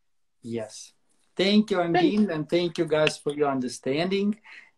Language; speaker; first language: English; non-native, learner; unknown